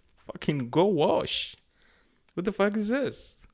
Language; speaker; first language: English; non-native, fluent; Arabic